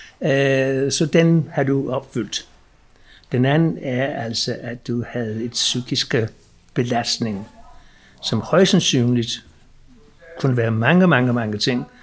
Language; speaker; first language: Danish; non-native, fluent; English